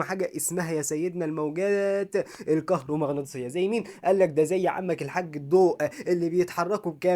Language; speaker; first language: Arabic; native; Arabic